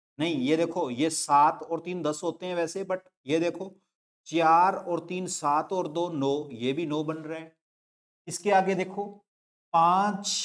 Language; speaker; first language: Hindi; non-native, local second language; Punjabi